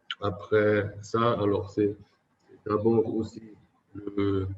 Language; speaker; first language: French; non-native, fluent; German